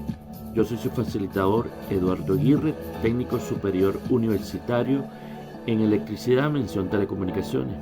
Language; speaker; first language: Spanish; native; Spanish